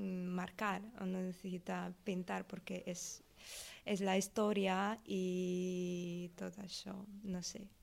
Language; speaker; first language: Catalan; non-native, learner; Russian